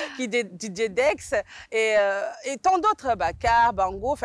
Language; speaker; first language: French; native; French